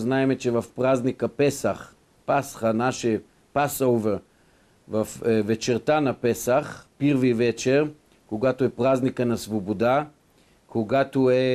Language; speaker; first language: Bulgarian; non-native, fluent; Hebrew